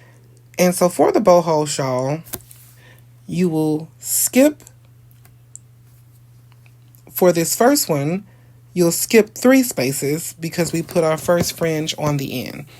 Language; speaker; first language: English; native; English